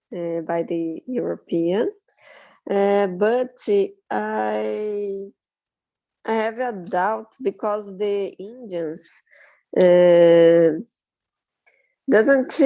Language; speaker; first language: English; non-native, learner; Portuguese